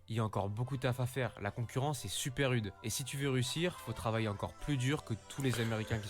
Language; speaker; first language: French; native; French